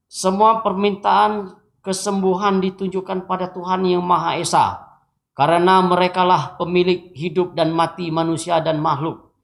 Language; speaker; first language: Indonesian; non-native, local second language; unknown